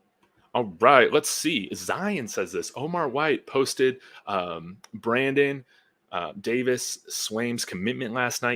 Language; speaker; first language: English; native; English